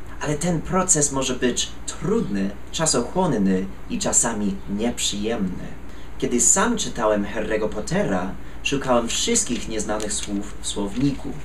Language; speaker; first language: Polish; non-native, fluent; English